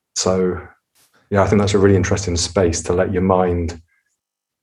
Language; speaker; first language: English; native; English